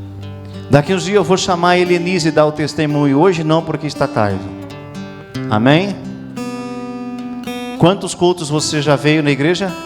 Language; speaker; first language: Portuguese; native; Portuguese